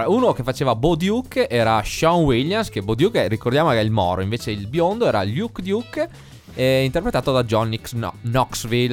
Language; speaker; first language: Italian; native; Italian